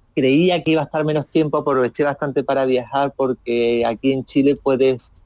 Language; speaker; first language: Spanish; native; Spanish